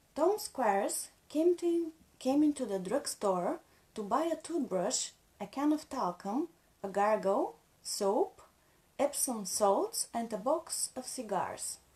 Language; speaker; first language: English; non-native, fluent; Bulgarian